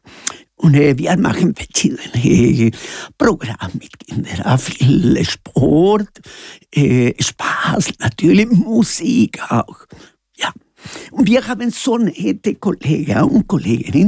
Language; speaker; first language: German; non-native, learner; Spanish